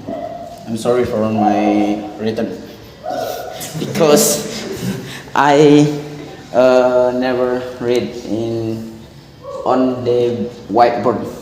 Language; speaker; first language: English; non-native, learner; Indonesian